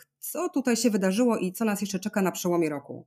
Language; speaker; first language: Polish; native; Polish